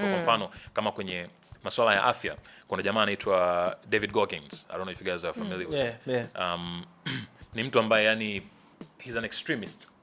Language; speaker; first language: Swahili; native; Swahili